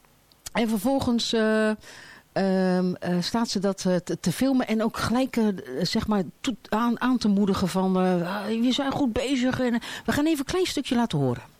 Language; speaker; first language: Dutch; native; Dutch